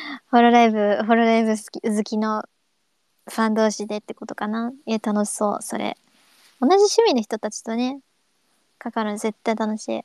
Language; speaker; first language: Japanese; early bilingual, other home language; English